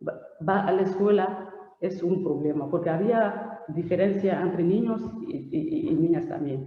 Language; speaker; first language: Spanish; non-native, learner; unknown